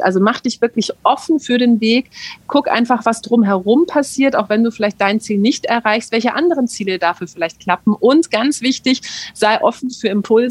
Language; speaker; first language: German; native; German